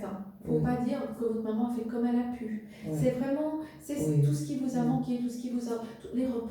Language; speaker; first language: French; native; French